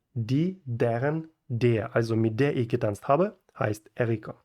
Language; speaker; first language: German; non-native, fluent; Ukrainian